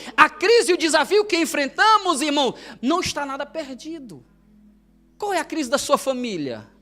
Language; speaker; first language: Portuguese; native; Portuguese